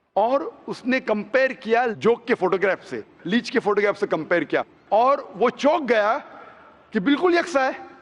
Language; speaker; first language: Hindi; non-native, local second language; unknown